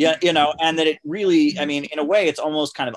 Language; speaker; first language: English; native; English